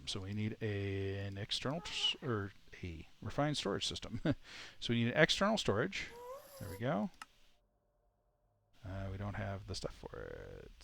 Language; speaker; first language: English; native; English